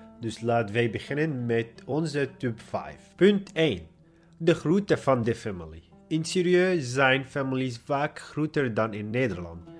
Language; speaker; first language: Dutch; non-native, learner; Arabic